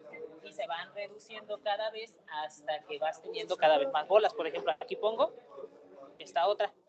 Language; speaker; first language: Spanish; native; Spanish